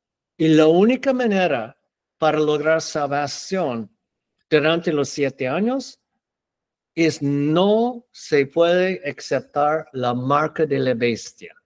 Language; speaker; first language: Spanish; non-native, learner; English